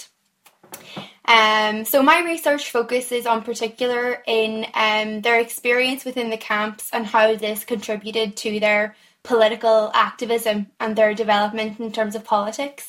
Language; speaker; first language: English; native; English